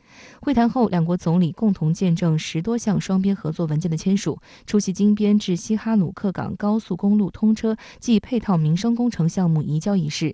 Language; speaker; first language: Chinese; native; Chinese